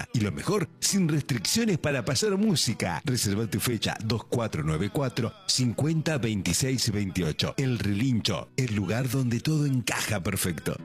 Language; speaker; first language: Spanish; native; Spanish